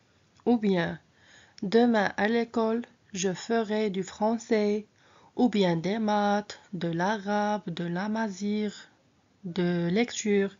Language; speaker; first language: French; non-native, local second language; Arabic